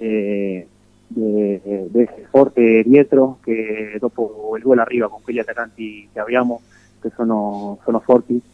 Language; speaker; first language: Italian; non-native, fluent; Spanish